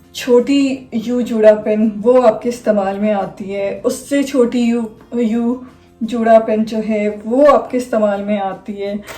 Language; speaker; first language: Urdu; native; Urdu